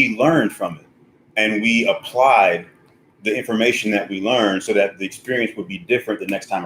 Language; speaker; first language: English; native; English